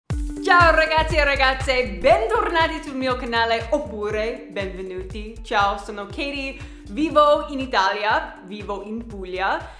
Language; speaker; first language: Italian; non-native, learner; English